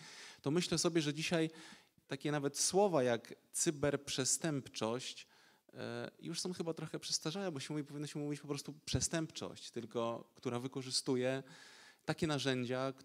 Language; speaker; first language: Polish; native; Polish